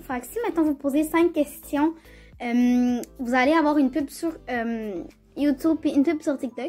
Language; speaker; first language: French; native; French